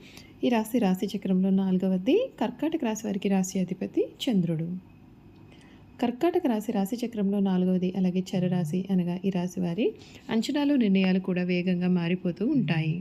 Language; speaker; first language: Telugu; native; Telugu